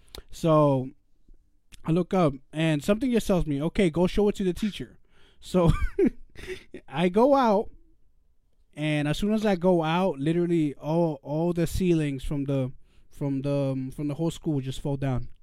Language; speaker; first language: English; early bilingual, other home language; Spanish